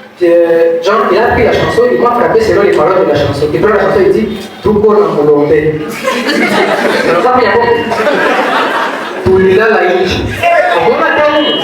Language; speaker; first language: French; non-native, local second language; Swahili